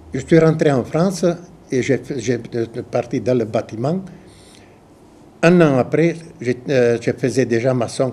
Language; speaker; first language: French; non-native, fluent; Croatian